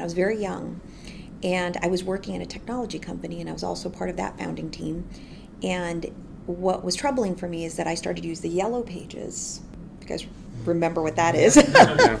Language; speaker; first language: English; non-native, local second language; Filipino